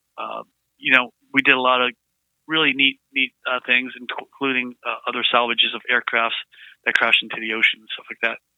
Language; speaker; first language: English; early bilingual, other home language; Vietnamese